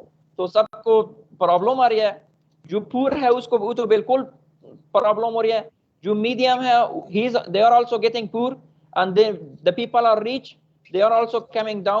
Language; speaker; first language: Hindi; non-native, fluent; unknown